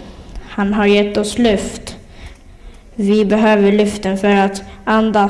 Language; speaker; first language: Swedish; early bilingual, other home language; Somali